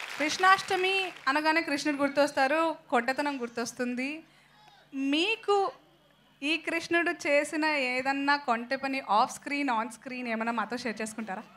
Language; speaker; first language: Telugu; native; Telugu